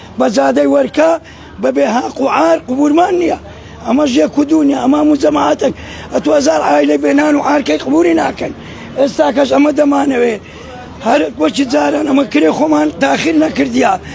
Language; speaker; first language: Central Kurdish; native; Central Kurdish